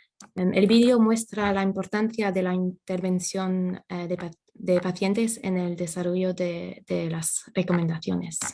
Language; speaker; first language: Spanish; non-native, fluent; English